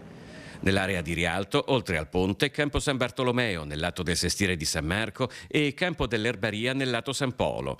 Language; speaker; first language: Italian; native; Italian